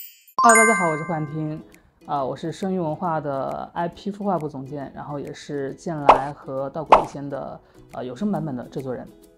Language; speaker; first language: Chinese; native; Chinese